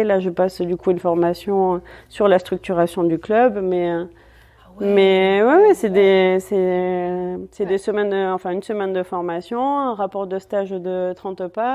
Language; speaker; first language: French; native; French